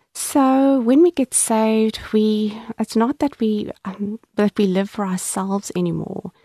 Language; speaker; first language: English; native; English